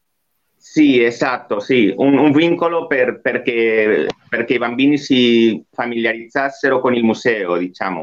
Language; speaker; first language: Italian; non-native, fluent; Spanish